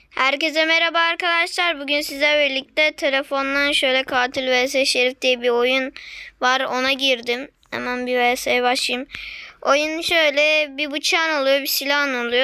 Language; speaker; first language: Turkish; native; Turkish